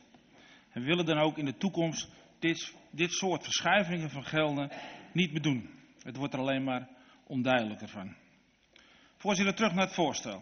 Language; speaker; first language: Dutch; native; Dutch